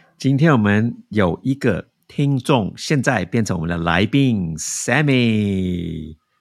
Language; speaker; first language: Chinese; early bilingual, heritage; Chinese